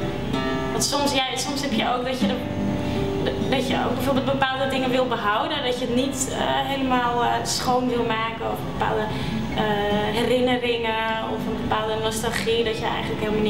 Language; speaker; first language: Dutch; native; Dutch